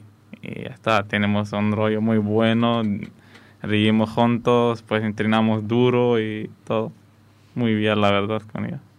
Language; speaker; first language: Spanish; non-native, fluent; Arabic